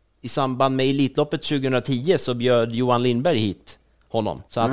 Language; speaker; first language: Swedish; native; Swedish